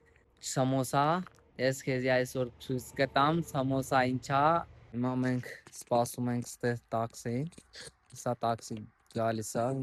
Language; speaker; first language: Armenian; non-native, learner; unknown